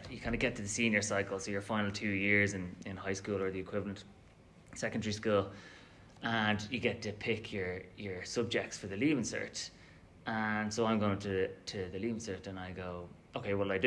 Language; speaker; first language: English; native; English